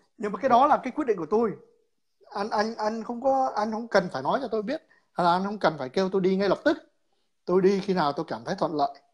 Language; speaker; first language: Vietnamese; native; Vietnamese